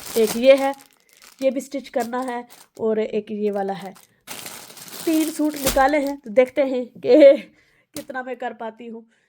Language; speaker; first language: Urdu; non-native, local second language; Punjabi